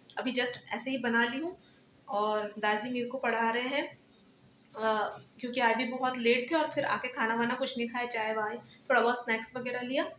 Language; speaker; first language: Hindi; non-native, local second language; Bangla